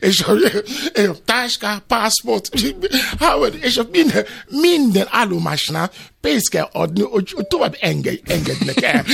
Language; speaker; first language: Hungarian; non-native, learner; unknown